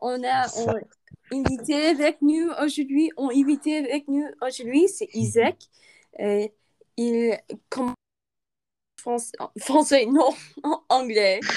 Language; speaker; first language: French; non-native, learner; English